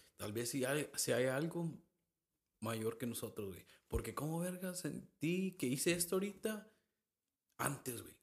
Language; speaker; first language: Spanish; early bilingual, heritage; Spanish